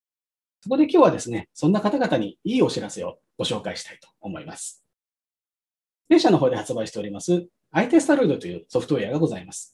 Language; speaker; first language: Japanese; native; Japanese